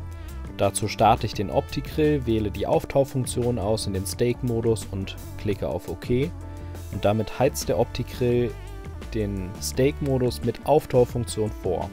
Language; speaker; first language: German; native; German